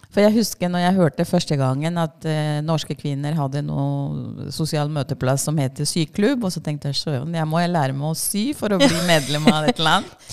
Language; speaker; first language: Norwegian; non-native, fluent; Spanish